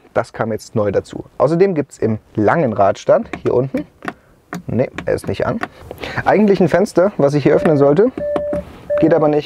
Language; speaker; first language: German; native; German